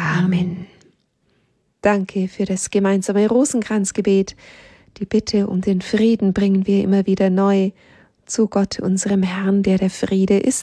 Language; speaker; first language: German; native; German